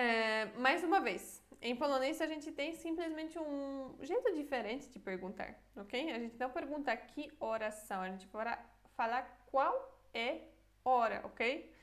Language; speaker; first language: Portuguese; non-native, fluent; Polish